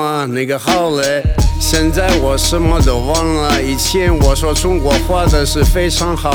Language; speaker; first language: Chinese; non-native, learner; Russian